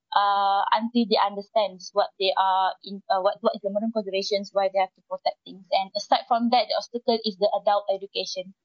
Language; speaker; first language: English; non-native, local second language; Malay